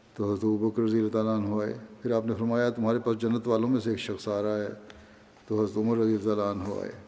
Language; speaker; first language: Urdu; native; Urdu